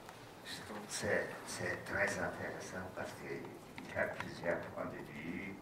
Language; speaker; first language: French; non-native, fluent; Portuguese